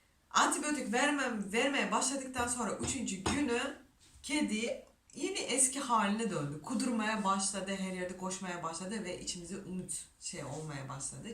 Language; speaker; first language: Turkish; non-native, fluent; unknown